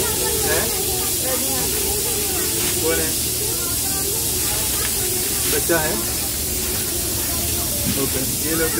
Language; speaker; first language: Hindi; non-native, local second language; Malayalam